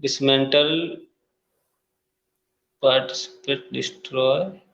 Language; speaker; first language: English; non-native, fluent; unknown